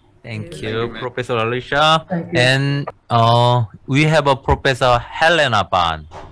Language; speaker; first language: English; non-native, fluent; Korean